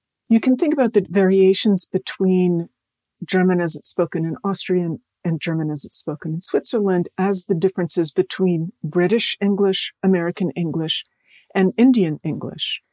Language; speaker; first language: English; native; English